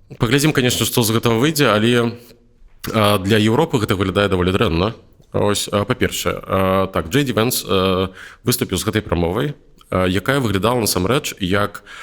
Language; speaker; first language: Belarusian; non-native, local second language; Russian